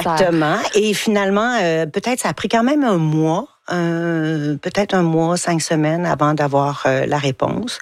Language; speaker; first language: French; native; French